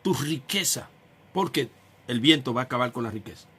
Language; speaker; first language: Spanish; native; Spanish